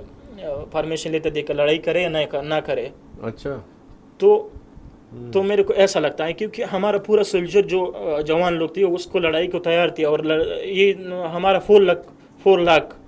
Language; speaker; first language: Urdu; non-native, fluent; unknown